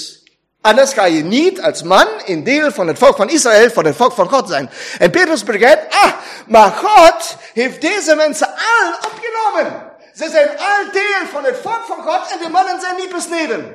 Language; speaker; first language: Dutch; non-native, fluent; German